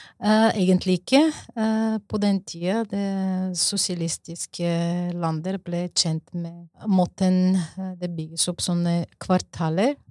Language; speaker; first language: Norwegian; non-native, fluent; Bulgarian